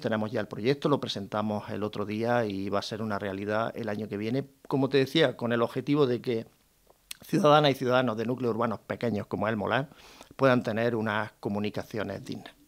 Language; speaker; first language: Spanish; native; Spanish